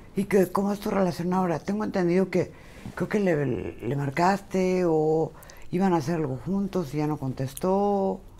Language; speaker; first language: Spanish; native; Spanish